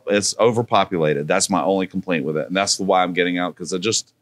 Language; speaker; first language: English; native; English